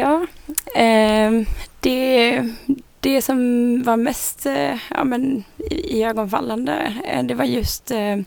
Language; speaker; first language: Swedish; native; Swedish